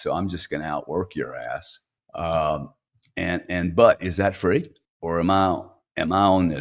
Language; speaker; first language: English; native; English